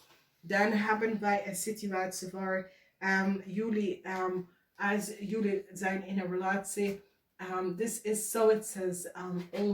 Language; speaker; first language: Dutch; non-native, learner; English